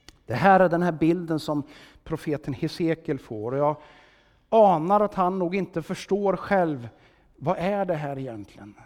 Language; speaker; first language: Swedish; native; Swedish